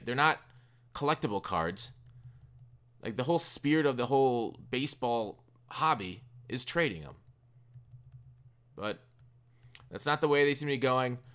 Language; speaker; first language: English; native; English